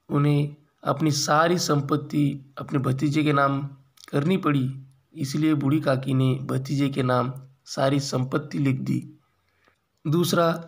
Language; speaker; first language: Hindi; non-native, local second language; Marathi